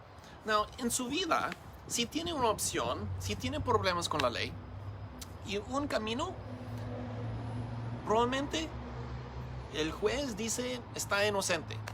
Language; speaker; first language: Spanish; non-native, learner; English